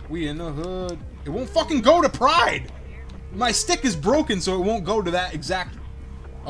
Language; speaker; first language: English; native; English